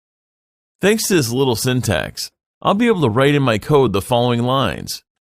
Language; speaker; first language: English; non-native, fluent; French